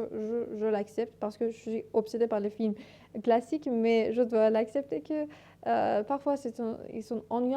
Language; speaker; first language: French; non-native, learner; Persian